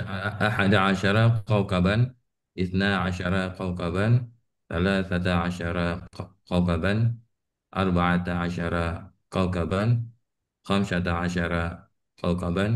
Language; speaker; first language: Arabic; non-native, learner; Indonesian